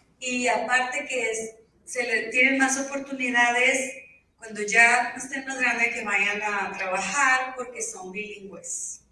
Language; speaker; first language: Spanish; early bilingual, heritage; Spanish